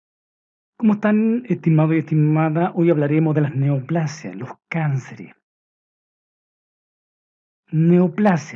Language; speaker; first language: Spanish; native; Spanish